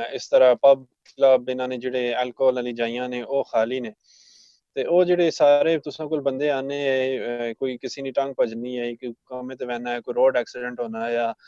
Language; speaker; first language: Punjabi; early bilingual, heritage; Punjabi